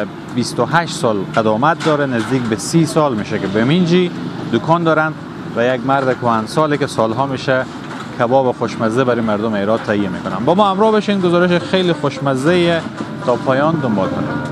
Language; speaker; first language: Persian; native; Persian